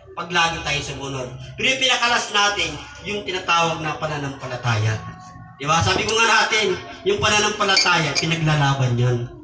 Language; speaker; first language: Filipino; native; Filipino